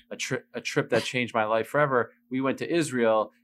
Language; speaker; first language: English; non-native, fluent; French